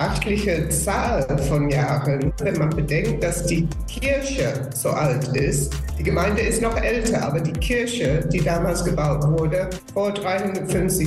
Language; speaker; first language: German; non-native, fluent; English